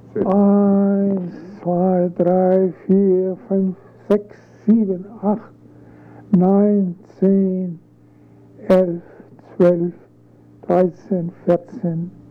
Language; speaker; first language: German; native; German